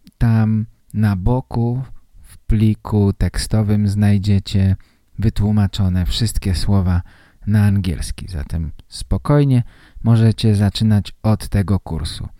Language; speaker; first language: Polish; native; Polish